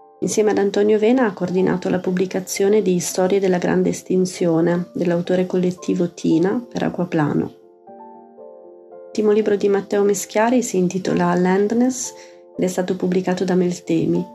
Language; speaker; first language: Italian; native; Italian